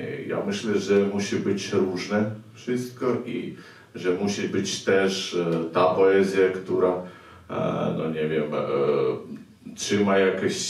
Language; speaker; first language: Polish; non-native, fluent; Ukrainian